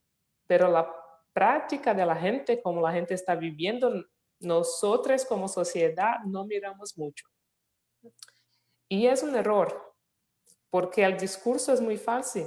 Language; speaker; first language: Spanish; non-native, fluent; Portuguese